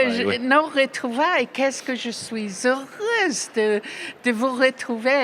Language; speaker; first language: French; non-native, fluent; English